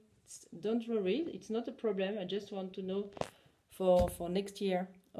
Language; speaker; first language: English; non-native, learner; French